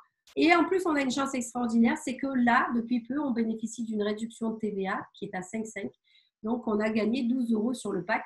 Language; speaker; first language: French; native; French